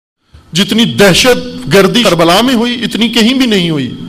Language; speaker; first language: Urdu; native; Urdu